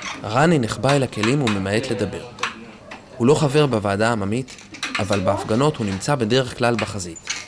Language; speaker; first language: Hebrew; native; Hebrew